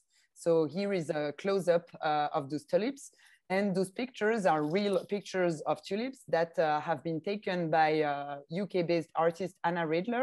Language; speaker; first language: English; non-native, fluent; French